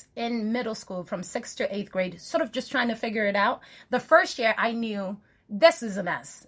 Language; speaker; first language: English; early bilingual, other home language; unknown